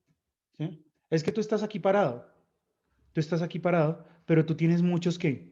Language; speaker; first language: Spanish; native; Spanish